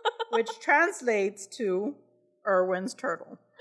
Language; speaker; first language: English; native; English